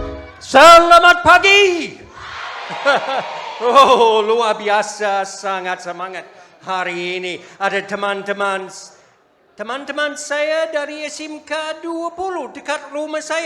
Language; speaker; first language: Indonesian; non-native, fluent; English